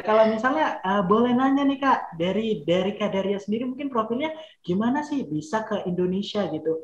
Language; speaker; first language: Indonesian; native; Indonesian